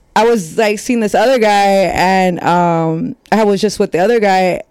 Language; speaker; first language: English; native; English